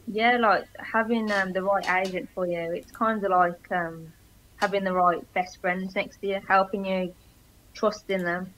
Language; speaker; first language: English; early bilingual, other home language; Greek